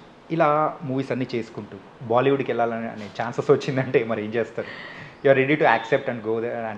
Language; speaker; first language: Telugu; native; Telugu